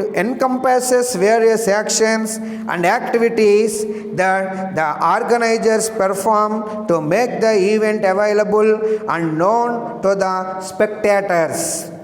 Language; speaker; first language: English; non-native, local second language; Telugu